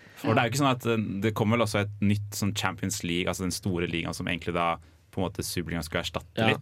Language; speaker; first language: Norwegian; native; Norwegian